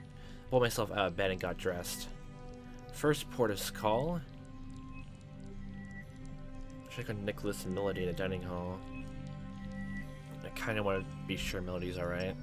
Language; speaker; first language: English; native; English